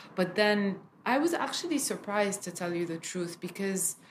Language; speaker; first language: English; early bilingual, other home language; Arabic